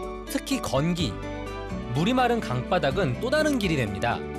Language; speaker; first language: Korean; native; Korean